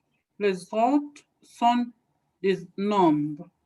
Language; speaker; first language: French; non-native, learner; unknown